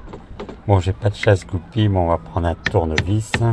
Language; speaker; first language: French; native; French